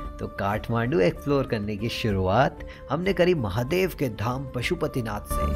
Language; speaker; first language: Hindi; native; Hindi